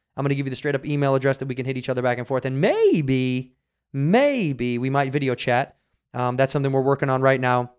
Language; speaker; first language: English; native; English